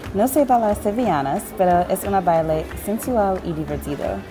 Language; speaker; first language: Spanish; non-native, learner; English